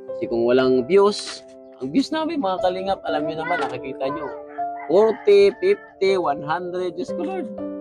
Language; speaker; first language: Filipino; non-native, local second language; Waray